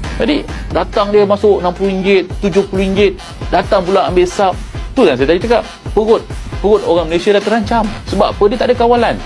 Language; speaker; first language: Malay; native; Malay